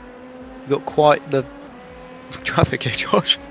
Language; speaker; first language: English; native; English